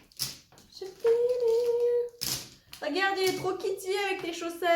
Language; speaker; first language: French; native; French